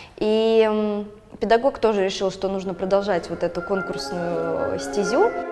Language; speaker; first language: Russian; native; Russian